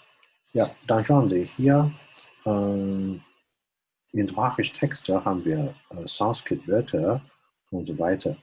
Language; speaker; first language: German; non-native, fluent; Chinese